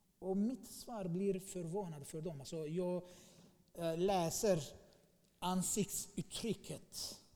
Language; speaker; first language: Swedish; non-native, fluent; Arabic